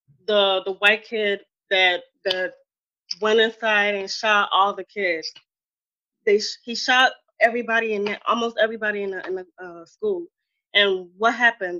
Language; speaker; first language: English; native; English